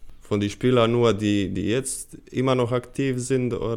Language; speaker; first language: German; non-native, fluent; Bosnian